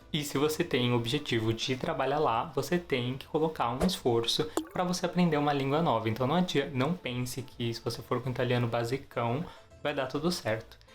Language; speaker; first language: Portuguese; native; Portuguese